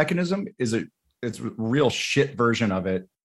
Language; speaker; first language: English; native; English